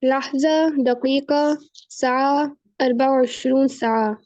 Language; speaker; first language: Arabic; non-native, learner; Urdu